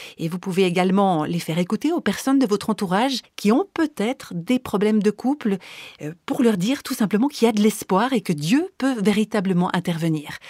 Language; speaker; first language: French; native; French